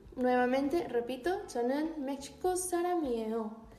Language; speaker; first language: Spanish; native; Spanish